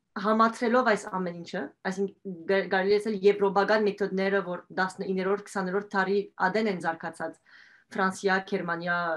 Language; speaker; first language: Armenian; early bilingual, heritage; Armenian